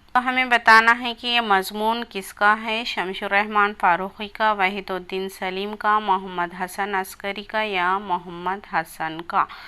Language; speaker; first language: Urdu; native; Urdu